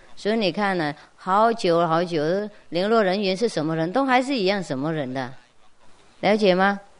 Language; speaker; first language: Chinese; non-native, fluent; Vietnamese